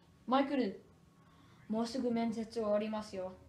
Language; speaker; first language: Japanese; non-native, learner; English